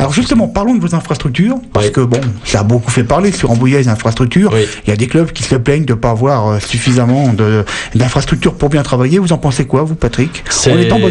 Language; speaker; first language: French; native; French